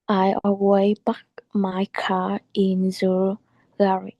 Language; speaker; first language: English; non-native, learner; Chinese